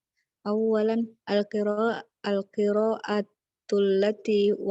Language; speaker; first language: Arabic; non-native, learner; Indonesian